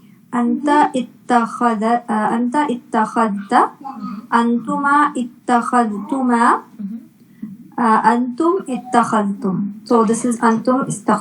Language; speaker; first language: Arabic; non-native, learner; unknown